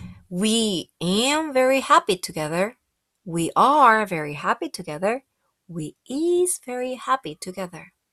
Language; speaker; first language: English; non-native, fluent; Korean